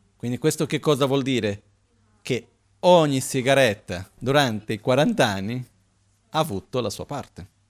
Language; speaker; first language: Italian; non-native, fluent; Portuguese